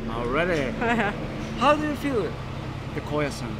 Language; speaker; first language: English; non-native, learner; Japanese